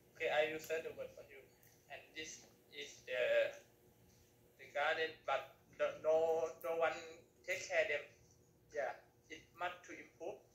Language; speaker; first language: English; non-native, learner; Thai